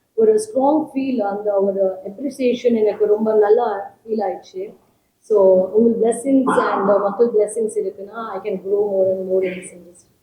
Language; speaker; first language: Tamil; non-native, learner; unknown